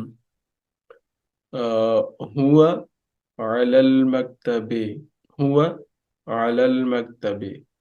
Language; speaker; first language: Arabic; non-native, fluent; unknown